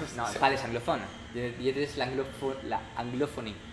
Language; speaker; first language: French; non-native, learner; Spanish